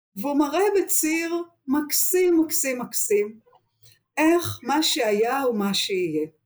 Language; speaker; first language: Hebrew; native; Hebrew